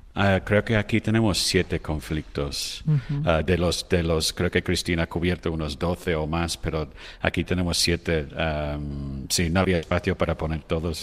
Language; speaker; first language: Spanish; non-native, fluent; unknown